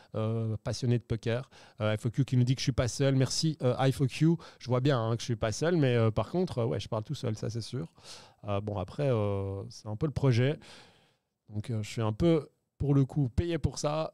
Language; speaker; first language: French; native; French